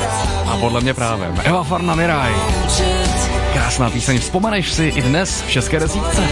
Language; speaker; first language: Czech; native; Czech